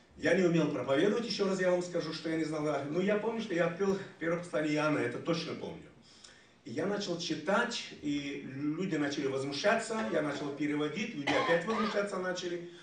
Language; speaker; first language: Russian; non-native, local second language; Ukrainian